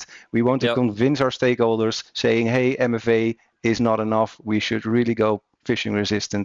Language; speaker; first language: English; non-native, fluent; Dutch